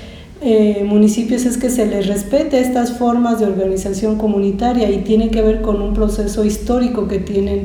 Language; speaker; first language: Spanish; native; Spanish